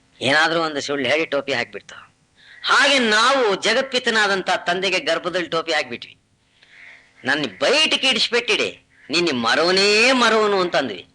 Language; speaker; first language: Kannada; non-native, local second language; Telugu